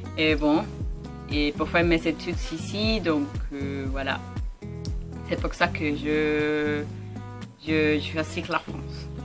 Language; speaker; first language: French; non-native, learner; Spanish